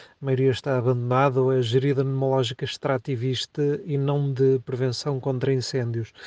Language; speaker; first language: Portuguese; native; Portuguese